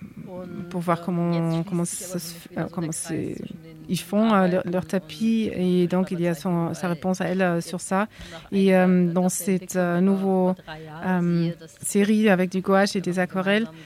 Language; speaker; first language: French; non-native, fluent; German